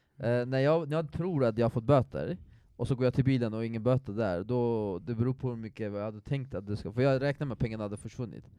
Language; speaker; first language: Swedish; non-native, fluent; Persian